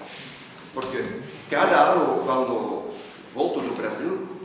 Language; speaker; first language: Portuguese; non-native, fluent; Dutch